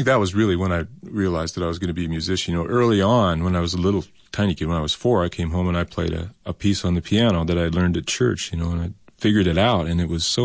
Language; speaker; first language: English; native; English